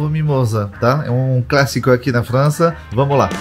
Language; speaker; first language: Portuguese; non-native, fluent; French